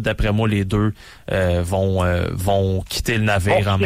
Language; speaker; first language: French; native; French